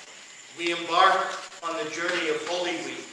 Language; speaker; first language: English; native; English